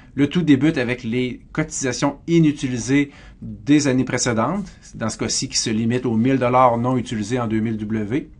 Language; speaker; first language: French; native; French